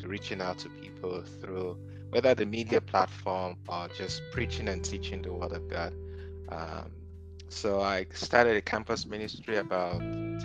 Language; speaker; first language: English; non-native, local second language; Yoruba